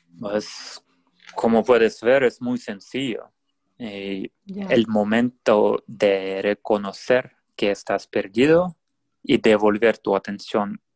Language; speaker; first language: Spanish; non-native, fluent; Russian